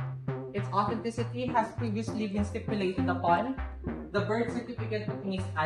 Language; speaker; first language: English; non-native, local second language; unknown